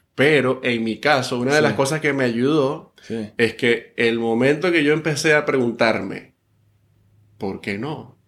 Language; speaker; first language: Spanish; native; Spanish